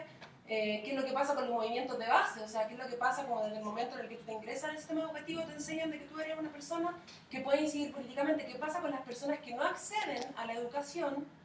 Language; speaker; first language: Spanish; native; Spanish